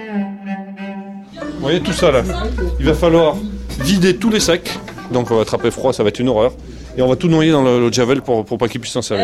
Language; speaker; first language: French; native; French